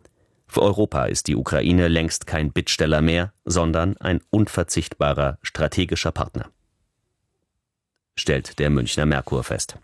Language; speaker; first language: German; native; German